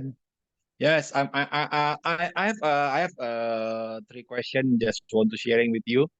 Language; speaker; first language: English; non-native, learner; Indonesian